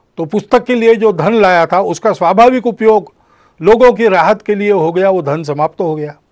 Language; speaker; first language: Hindi; non-native, local second language; Marathi